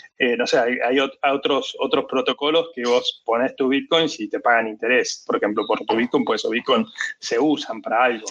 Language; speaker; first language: Spanish; native; Spanish